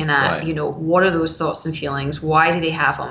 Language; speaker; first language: English; native; English